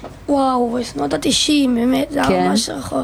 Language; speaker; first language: Hebrew; early bilingual, other home language; English